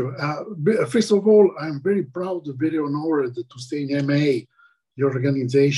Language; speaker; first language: English; non-native, learner; Italian